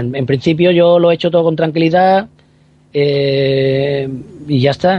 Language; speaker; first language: Spanish; native; Spanish